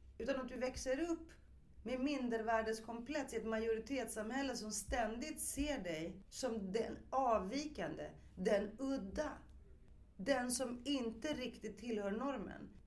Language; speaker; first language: Swedish; early bilingual, other home language; Greek